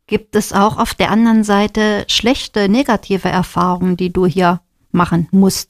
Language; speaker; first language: German; native; German